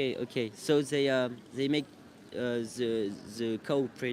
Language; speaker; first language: English; non-native, learner; French